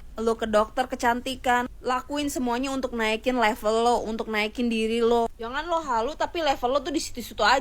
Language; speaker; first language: Indonesian; native; Indonesian